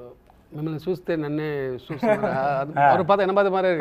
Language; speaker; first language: Telugu; non-native, learner; Tamil